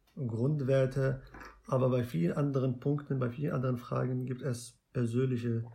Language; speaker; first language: German; non-native, fluent; Arabic